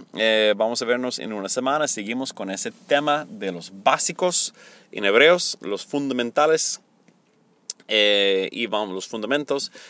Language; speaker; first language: Spanish; early bilingual, heritage; Spanish